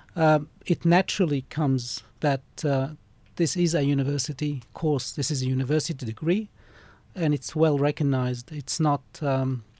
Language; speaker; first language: English; early bilingual, other home language; Arabic